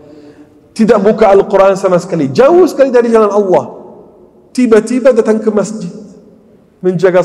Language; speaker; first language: Indonesian; non-native, fluent; Arabic